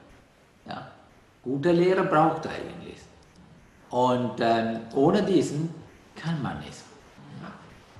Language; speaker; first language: German; non-native, learner; Sinhala